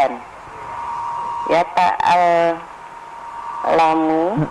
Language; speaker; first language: Arabic; non-native, learner; Indonesian